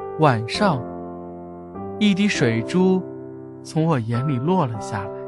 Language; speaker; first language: Chinese; native; Chinese